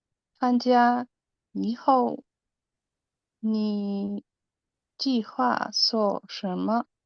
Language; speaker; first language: Chinese; non-native, learner; Spanish